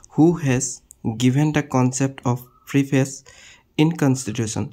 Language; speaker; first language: English; non-native, local second language; Assamese